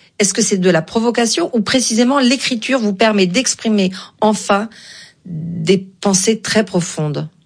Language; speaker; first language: French; native; French